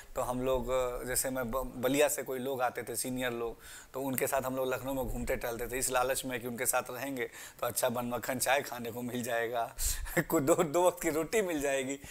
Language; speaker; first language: Hindi; native; Hindi